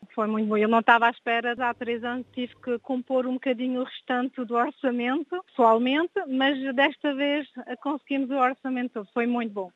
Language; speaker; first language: Portuguese; early bilingual, heritage; French